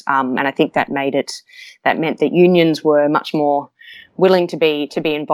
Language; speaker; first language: English; native; English